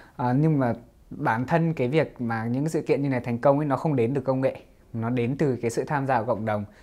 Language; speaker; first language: Vietnamese; non-native, local second language; Hmong